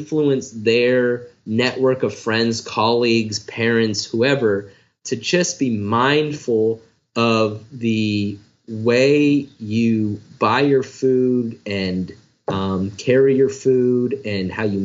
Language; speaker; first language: English; native; English